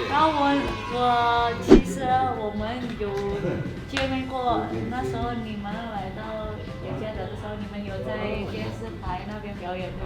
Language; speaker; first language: Chinese; non-native, fluent; Indonesian